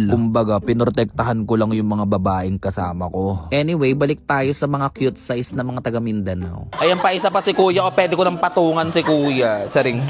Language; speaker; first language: Filipino; native; Filipino